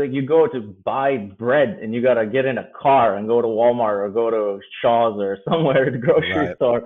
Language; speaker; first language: English; non-native, fluent; Albanian